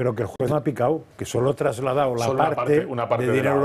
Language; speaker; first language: Spanish; native; Spanish